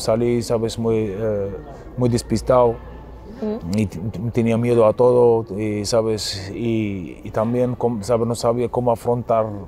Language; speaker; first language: Spanish; non-native, fluent; Arabic